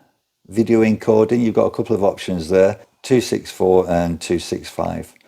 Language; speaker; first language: English; native; English